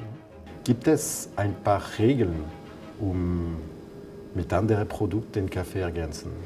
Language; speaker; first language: German; non-native, fluent; French